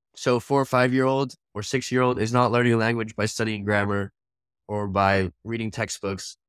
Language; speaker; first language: English; early bilingual, other home language; Dutch